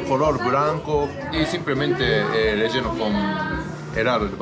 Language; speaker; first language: Spanish; non-native, learner; Japanese